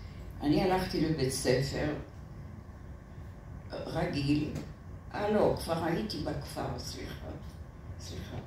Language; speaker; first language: Hebrew; non-native, fluent; French